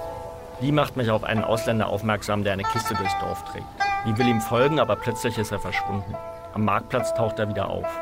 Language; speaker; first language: German; native; German